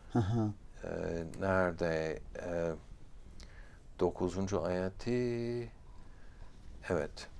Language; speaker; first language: Turkish; non-native, fluent; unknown